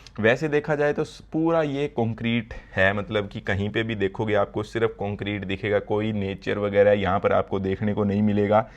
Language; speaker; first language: Hindi; native; Hindi